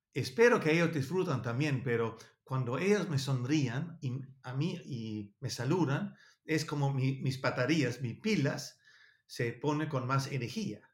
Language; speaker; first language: Spanish; non-native, learner; Danish